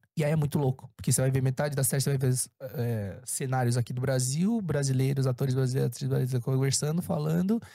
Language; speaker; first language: Portuguese; early bilingual, other home language; Korean